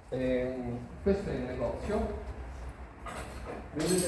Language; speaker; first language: Italian; native; Italian